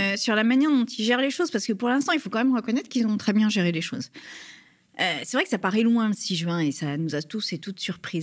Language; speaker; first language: French; native; French